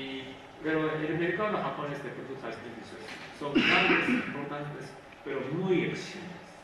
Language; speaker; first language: Spanish; non-native, fluent; Japanese